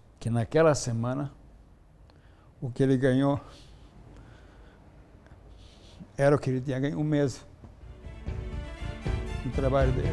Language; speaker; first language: Portuguese; early bilingual, other home language; Hungarian